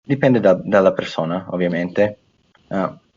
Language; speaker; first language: Italian; non-native, fluent; English